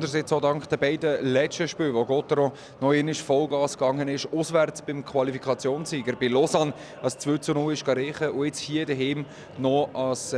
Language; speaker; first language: German; native; German